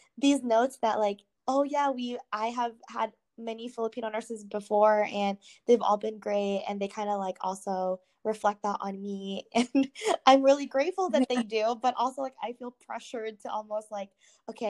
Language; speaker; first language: English; native; English